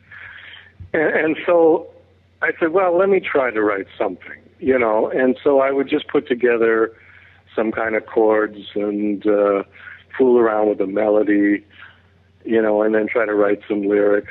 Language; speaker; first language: English; native; English